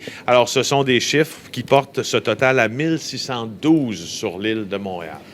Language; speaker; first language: French; native; French